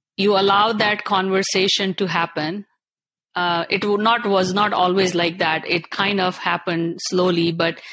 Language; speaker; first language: English; non-native, local second language; Punjabi